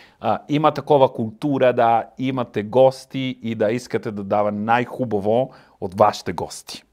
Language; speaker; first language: Bulgarian; non-native, learner; Italian